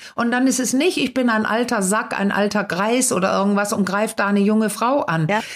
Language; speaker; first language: German; non-native, fluent; Danish